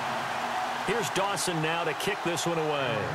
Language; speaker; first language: English; native; English